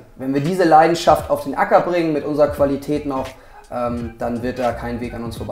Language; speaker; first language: German; native; German